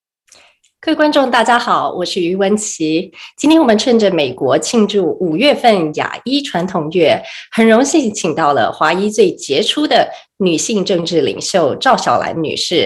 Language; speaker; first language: Chinese; native; Chinese